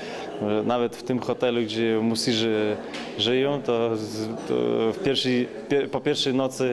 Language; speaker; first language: Polish; non-native, learner; Ukrainian